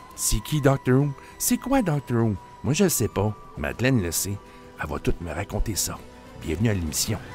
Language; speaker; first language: French; native; French